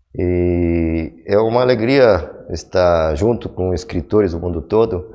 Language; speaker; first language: Portuguese; early bilingual, other home language; Korean